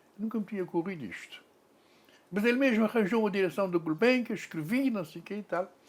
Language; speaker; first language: Portuguese; non-native, local second language; Kabuverdianu